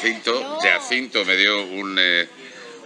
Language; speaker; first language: Spanish; native; Spanish